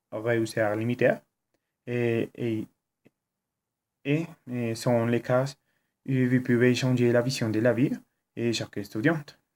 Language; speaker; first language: French; non-native, learner; Spanish